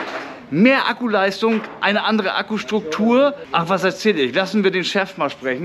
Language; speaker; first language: German; native; German